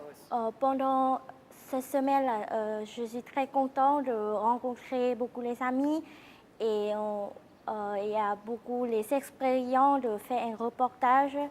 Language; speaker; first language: French; non-native, learner; Lao